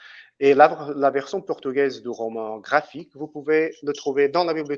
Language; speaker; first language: French; non-native, fluent; Portuguese